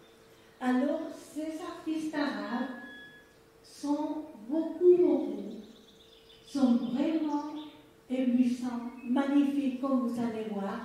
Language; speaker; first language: French; non-native, fluent; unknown